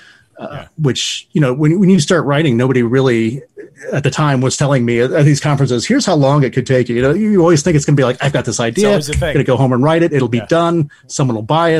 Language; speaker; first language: English; native; English